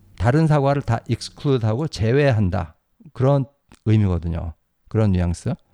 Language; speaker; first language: Korean; native; Korean